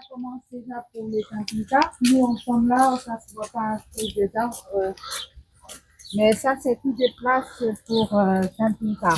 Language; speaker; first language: French; non-native, fluent; Portuguese